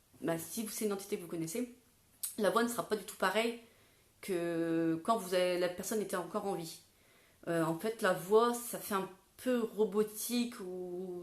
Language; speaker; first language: French; native; French